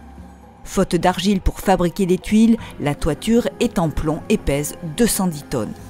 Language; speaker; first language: French; native; French